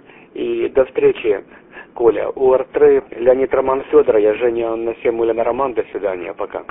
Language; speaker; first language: Russian; native; Russian